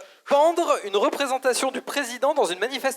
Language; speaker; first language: French; native; French